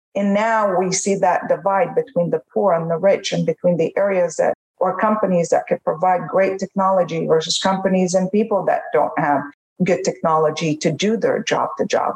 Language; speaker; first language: English; non-native, fluent; Arabic